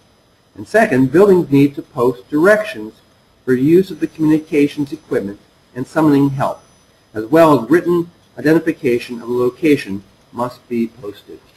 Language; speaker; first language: English; native; English